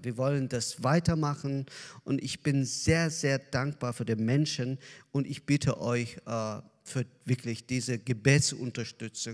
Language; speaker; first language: German; non-native, learner; Azerbaijani